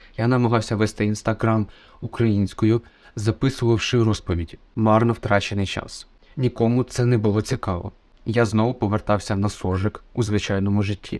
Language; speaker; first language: Ukrainian; native; Ukrainian